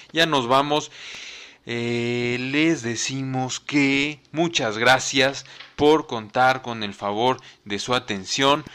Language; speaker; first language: Spanish; native; Spanish